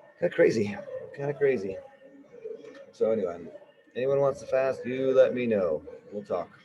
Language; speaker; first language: English; native; English